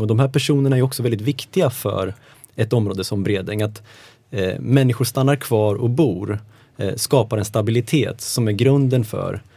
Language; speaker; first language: Swedish; native; Swedish